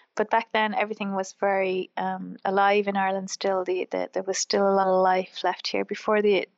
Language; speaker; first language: English; native; English